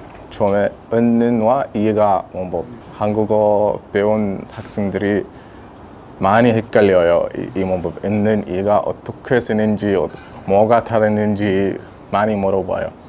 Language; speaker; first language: Korean; non-native, fluent; Arabic